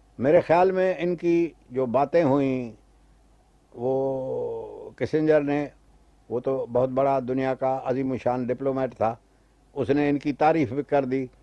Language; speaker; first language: Urdu; non-native, local second language; Sindhi